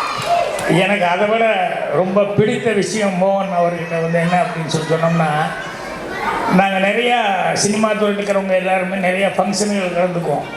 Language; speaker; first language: Tamil; native; Tamil